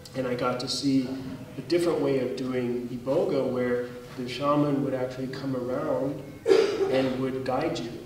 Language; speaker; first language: English; native; English